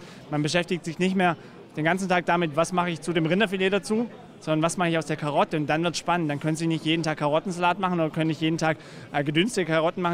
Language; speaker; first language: German; native; German